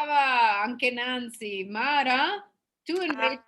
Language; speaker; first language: Italian; non-native, fluent; English